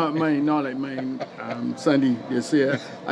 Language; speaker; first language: English; native; English